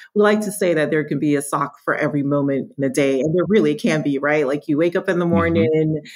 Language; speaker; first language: English; native; English